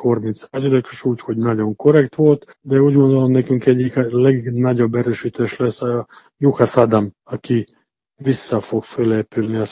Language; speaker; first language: Hungarian; non-native, fluent; Serbian